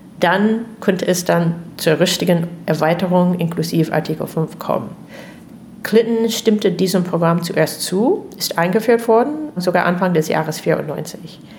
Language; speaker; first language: German; non-native, fluent; English